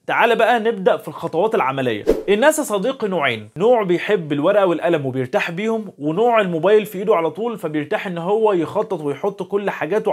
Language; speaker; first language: Arabic; native; Arabic